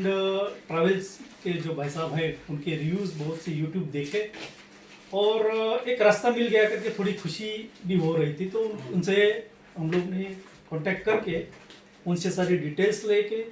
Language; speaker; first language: Hindi; native; Hindi